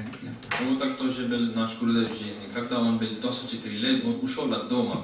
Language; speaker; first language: Russian; non-native, learner; Hindi